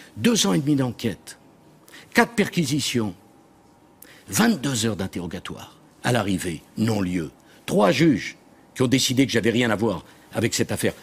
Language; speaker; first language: French; native; French